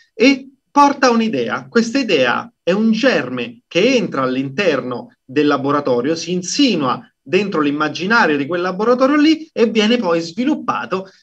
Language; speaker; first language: Italian; native; Italian